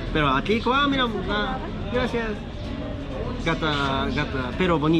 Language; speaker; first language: Spanish; non-native, learner; Japanese